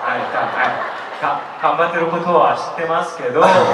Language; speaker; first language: Japanese; non-native, fluent; Korean